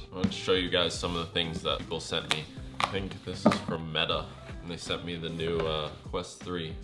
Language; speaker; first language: English; native; English